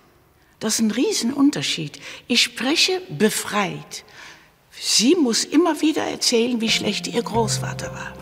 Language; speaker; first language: German; early bilingual, heritage; German